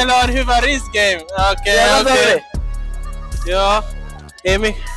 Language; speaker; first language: Finnish; non-native, learner; English